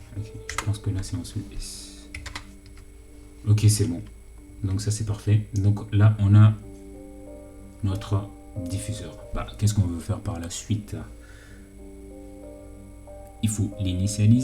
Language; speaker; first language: French; native; French